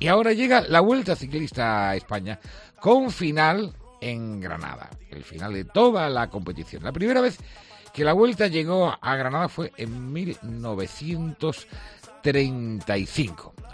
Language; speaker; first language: Spanish; native; Spanish